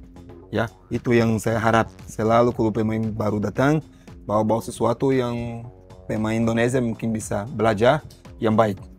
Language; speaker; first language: Indonesian; non-native, learner; Portuguese